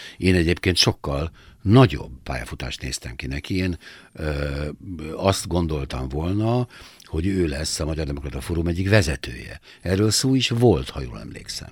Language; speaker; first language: Hungarian; native; Hungarian